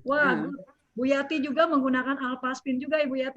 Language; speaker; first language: Indonesian; native; Indonesian